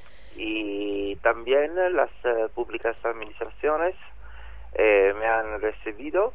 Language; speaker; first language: Spanish; non-native, learner; Italian